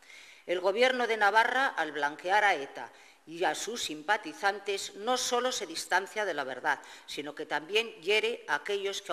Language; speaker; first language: Spanish; native; Spanish